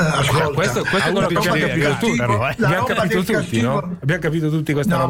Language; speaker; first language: Italian; native; Italian